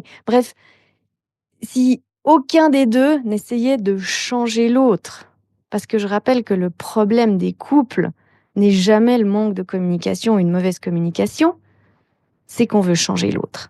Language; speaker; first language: French; native; French